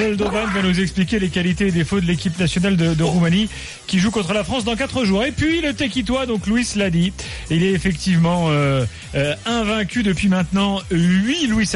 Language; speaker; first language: French; native; French